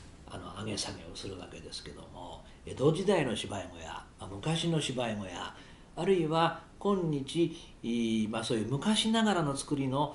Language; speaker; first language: Japanese; native; Japanese